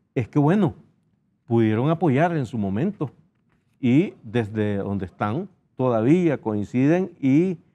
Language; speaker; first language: Spanish; native; Spanish